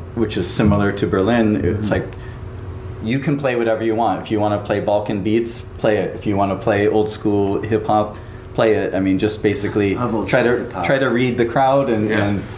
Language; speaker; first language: English; native; English